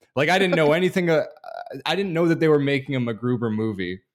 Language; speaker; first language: English; native; English